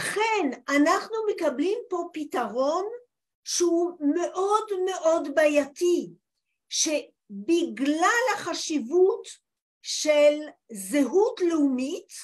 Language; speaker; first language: Hebrew; non-native, fluent; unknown